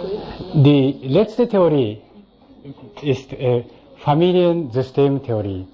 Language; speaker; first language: German; non-native, fluent; Japanese